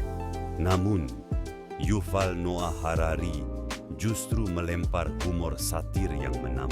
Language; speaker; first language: Indonesian; native; Indonesian